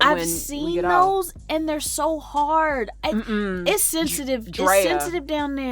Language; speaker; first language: English; native; English